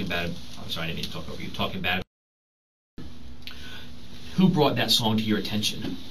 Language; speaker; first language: English; native; English